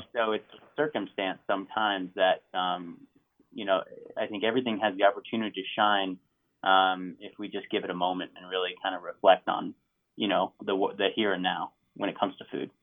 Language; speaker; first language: English; native; English